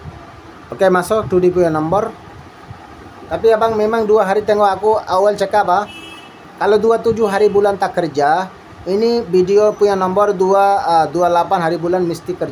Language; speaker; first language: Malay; non-native, learner; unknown